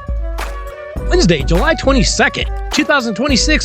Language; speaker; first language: English; native; English